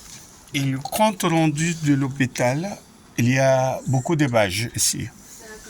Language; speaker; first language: French; non-native, fluent; Arabic